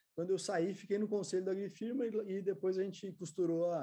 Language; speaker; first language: Portuguese; native; Portuguese